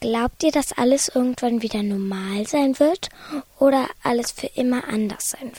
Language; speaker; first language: German; native; German